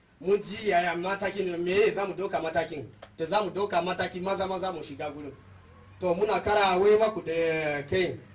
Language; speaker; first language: Hausa; non-native, local second language; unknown